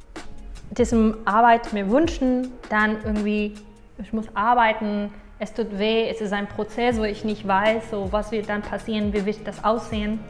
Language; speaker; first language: German; non-native, fluent; Spanish